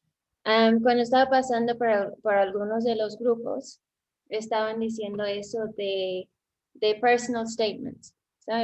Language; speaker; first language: Spanish; non-native, fluent; English